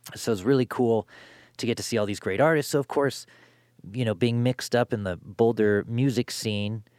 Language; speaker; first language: English; native; English